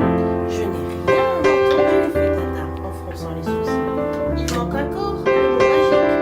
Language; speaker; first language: French; native; French